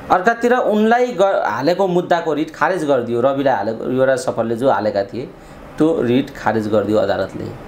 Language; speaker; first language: Nepali; native; Nepali